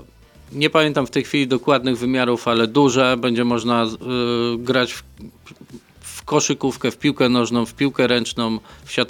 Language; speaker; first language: Polish; native; Polish